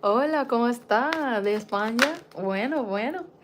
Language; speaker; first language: Spanish; early bilingual, other home language; English